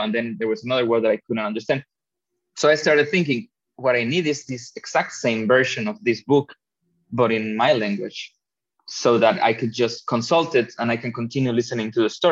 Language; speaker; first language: English; non-native, fluent; Spanish